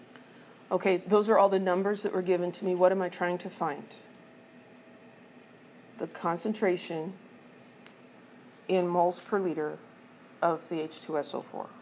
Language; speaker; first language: English; native; English